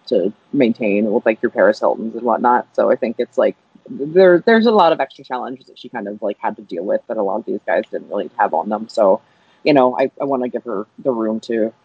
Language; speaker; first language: English; native; English